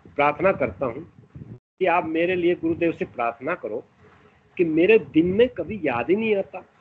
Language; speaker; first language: Hindi; native; Hindi